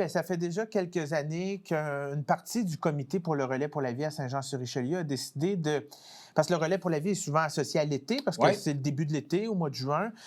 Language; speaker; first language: French; native; French